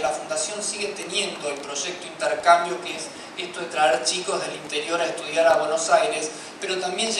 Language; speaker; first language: Spanish; native; Spanish